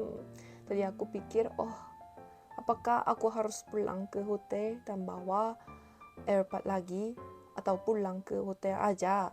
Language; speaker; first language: Indonesian; non-native, learner; Korean